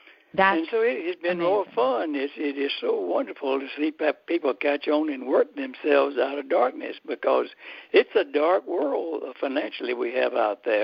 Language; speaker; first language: English; native; English